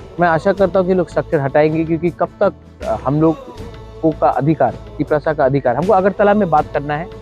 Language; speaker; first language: Hindi; non-native, local second language; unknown